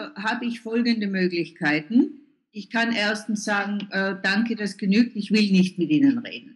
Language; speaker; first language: German; native; German